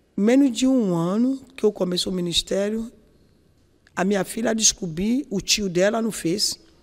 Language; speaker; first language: Portuguese; non-native, fluent; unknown